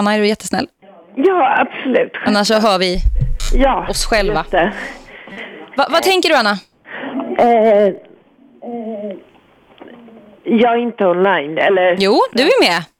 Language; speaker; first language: Swedish; native; Swedish